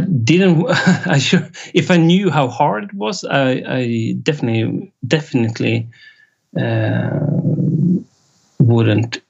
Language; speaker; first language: English; non-native, fluent; Swedish